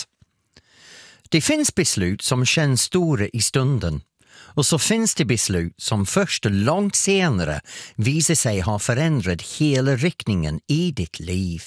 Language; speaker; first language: Swedish; non-native, fluent; English